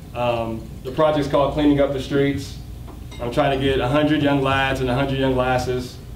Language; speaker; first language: English; native; English